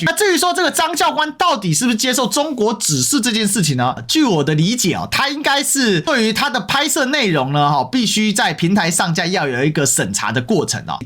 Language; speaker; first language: Chinese; native; Chinese